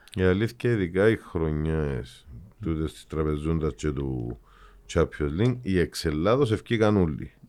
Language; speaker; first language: Greek; native; Greek